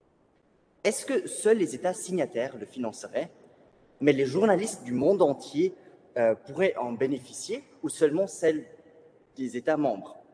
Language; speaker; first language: French; native; French